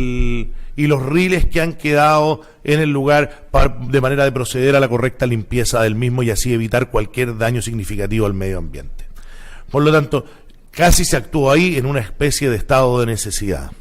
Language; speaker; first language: Spanish; native; Spanish